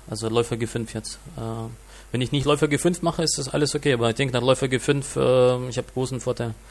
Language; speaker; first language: German; non-native, fluent; Russian